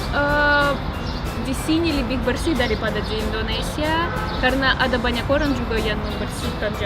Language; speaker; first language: Indonesian; non-native, learner; Russian